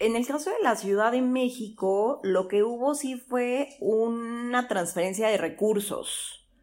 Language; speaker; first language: Spanish; native; Spanish